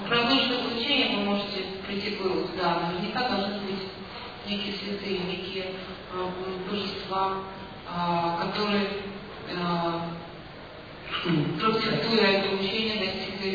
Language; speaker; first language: Russian; native; Russian